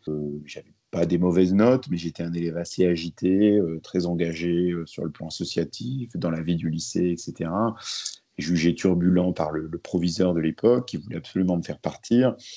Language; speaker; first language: French; early bilingual, other home language; Arabic